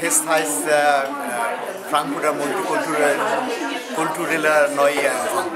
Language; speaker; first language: German; non-native, learner; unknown